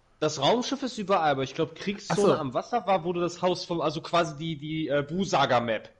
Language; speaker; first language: German; native; German